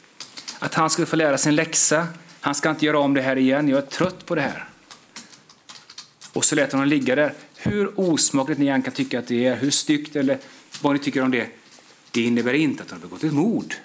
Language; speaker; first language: Swedish; native; Swedish